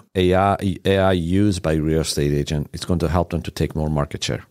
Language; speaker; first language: English; non-native, fluent; Persian